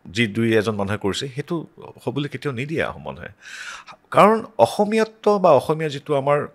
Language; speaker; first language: Assamese; native; Assamese